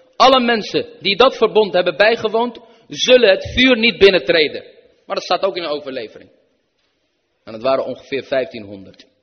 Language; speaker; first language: Dutch; early bilingual, other home language; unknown